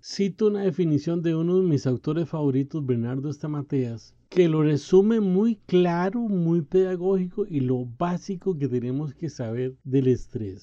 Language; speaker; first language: Spanish; native; Spanish